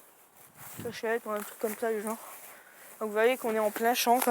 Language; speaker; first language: French; native; French